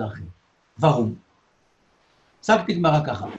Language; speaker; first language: German; non-native, learner; Hebrew